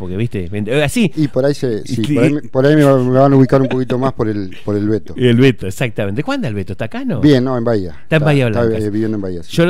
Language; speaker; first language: Spanish; native; Spanish